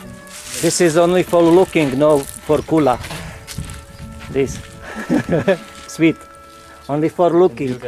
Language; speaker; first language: English; non-native, learner; Slovak